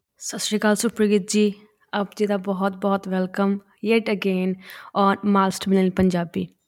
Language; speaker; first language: Punjabi; early bilingual, heritage; Punjabi